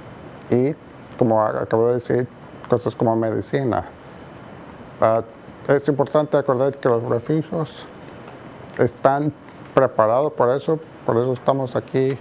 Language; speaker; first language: Spanish; non-native, fluent; English